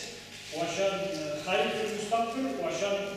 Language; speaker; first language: Arabic; non-native, learner; Russian